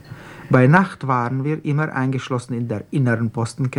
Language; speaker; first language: German; non-native, fluent; Slovak